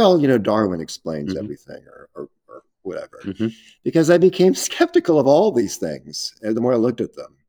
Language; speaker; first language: English; native; English